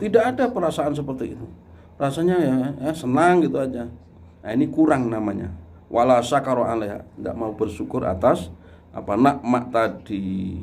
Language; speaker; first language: Indonesian; non-native, local second language; Javanese